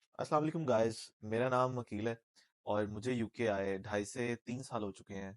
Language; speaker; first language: Urdu; non-native, local second language; Punjabi